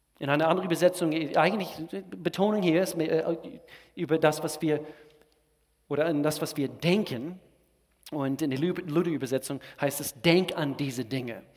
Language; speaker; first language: German; non-native, fluent; English